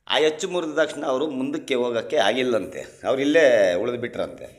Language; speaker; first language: Kannada; non-native, local second language; Telugu